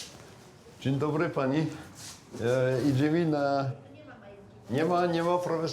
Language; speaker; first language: Polish; non-native, learner; French